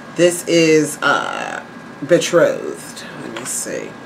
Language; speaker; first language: English; native; English